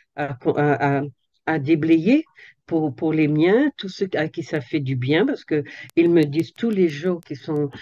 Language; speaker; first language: French; native; French